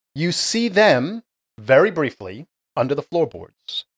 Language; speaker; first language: English; native; English